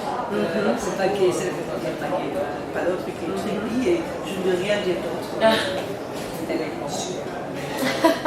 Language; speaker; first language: French; non-native, learner; English